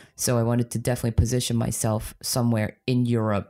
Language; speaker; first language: English; native; English